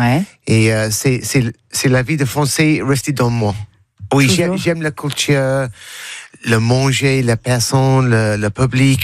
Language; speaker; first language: French; non-native, learner; English